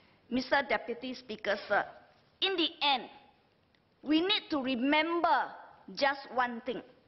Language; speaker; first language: English; non-native, local second language; Chinese